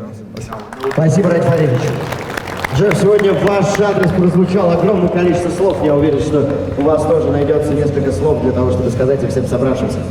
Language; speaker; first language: Russian; native; Russian